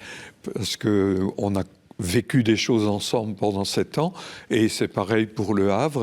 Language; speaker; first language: French; native; French